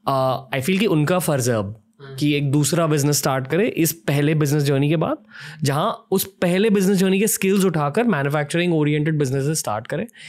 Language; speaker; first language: Hindi; native; Hindi